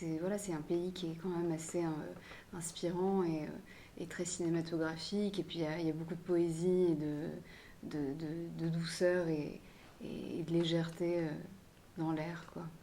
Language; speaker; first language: French; early bilingual, other home language; Romanian